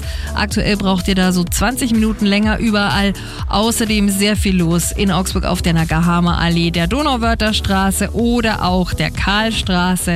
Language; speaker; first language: German; native; German